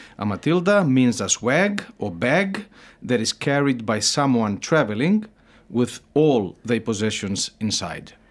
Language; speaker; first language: English; native; English